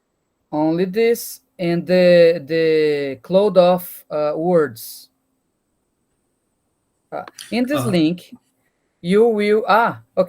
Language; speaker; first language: English; non-native, learner; Portuguese